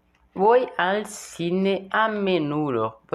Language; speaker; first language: Spanish; non-native, learner; Portuguese